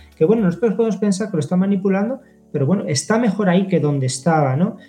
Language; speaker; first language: Spanish; native; Spanish